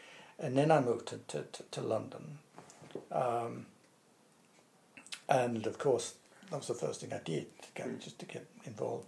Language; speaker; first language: English; native; English